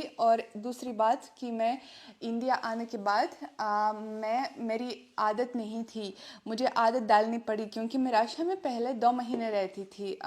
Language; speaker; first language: Hindi; non-native, fluent; Russian